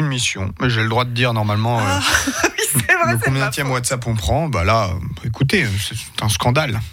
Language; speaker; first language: French; native; French